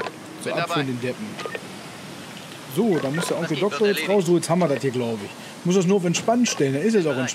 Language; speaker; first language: German; native; German